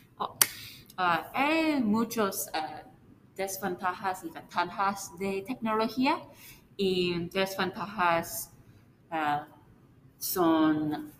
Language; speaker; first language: Spanish; non-native, learner; English